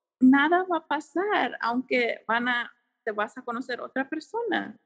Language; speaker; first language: Spanish; early bilingual, heritage; Spanish